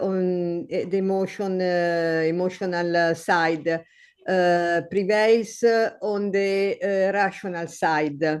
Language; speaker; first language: English; non-native, learner; Italian